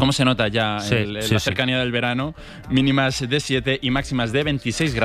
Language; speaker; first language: Spanish; native; Spanish